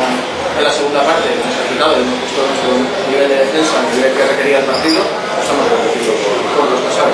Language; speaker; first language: Spanish; native; Spanish